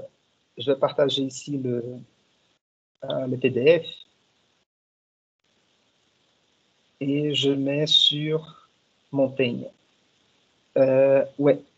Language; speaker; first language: French; non-native, fluent; Portuguese